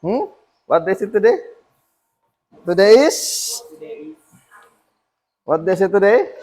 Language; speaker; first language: English; non-native, fluent; Indonesian